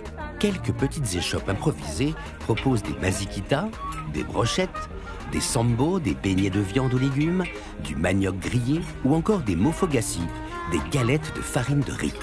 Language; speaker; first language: French; native; French